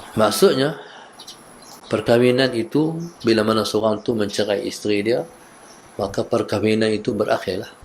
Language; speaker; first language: Malay; native; Malay